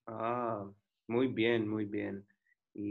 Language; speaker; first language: Spanish; non-native, learner; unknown